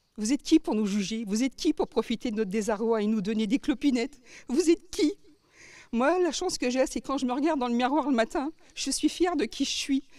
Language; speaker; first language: French; native; French